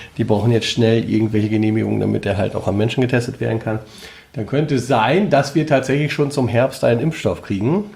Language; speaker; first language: German; native; German